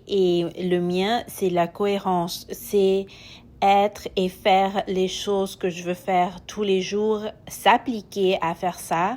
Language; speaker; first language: French; non-native, fluent; Spanish